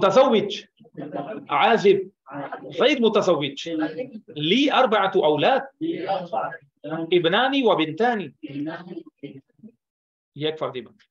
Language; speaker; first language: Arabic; non-native, fluent; Urdu